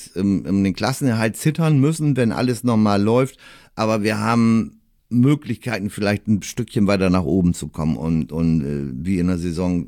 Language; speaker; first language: German; native; German